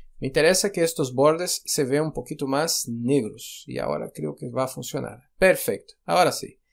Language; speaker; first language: Spanish; non-native, fluent; Portuguese